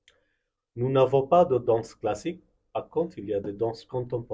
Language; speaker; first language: French; non-native, fluent; Bangla